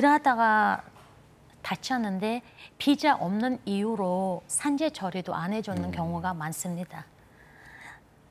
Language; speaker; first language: Korean; non-native, fluent; Mongolian